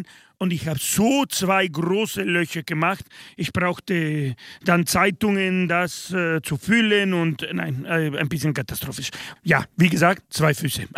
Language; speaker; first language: German; non-native, fluent; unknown